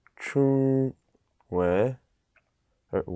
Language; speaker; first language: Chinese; non-native, learner; English